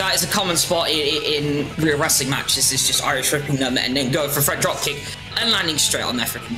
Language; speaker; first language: English; native; English